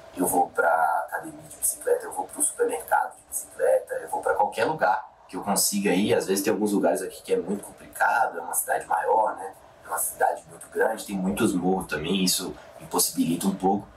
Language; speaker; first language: Portuguese; native; Portuguese